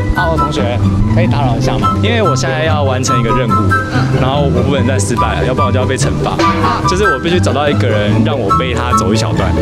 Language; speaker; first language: Chinese; native; Chinese